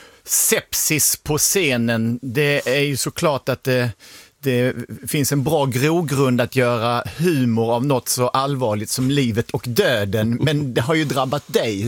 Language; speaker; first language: Swedish; native; Swedish